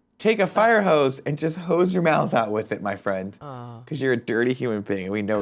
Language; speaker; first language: English; native; English